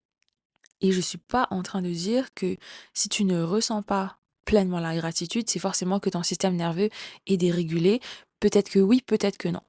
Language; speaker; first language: French; native; French